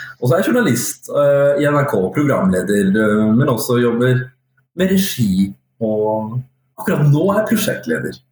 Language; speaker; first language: Norwegian; early bilingual, other home language; Urdu